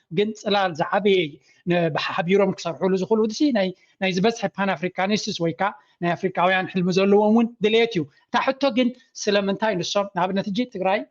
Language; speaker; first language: Tigrinya; non-native, local second language; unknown